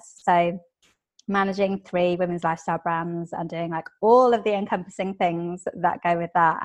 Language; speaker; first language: English; native; English